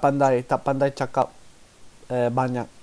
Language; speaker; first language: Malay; non-native, learner; English